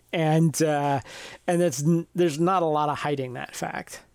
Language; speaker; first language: English; native; English